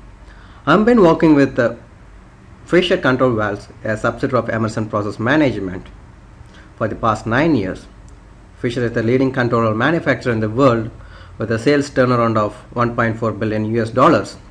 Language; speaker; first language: English; non-native, local second language; Tamil